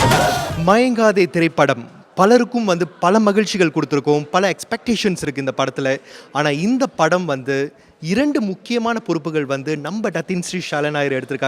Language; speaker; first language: Tamil; native; Tamil